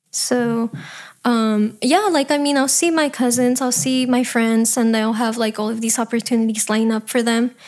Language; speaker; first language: English; early bilingual, other home language; Spanish